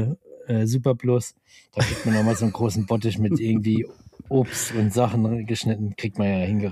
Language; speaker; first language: German; native; German